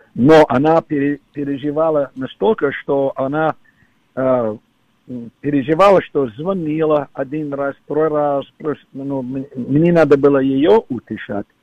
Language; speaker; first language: Russian; non-native, fluent; English